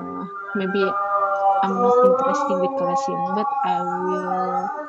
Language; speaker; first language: English; non-native, learner; Indonesian